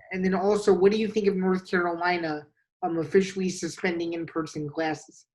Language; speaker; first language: English; native; English